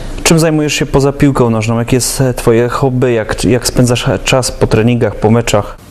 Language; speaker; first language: Polish; native; Polish